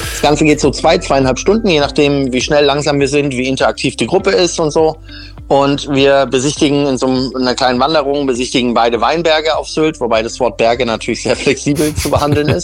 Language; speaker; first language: German; native; German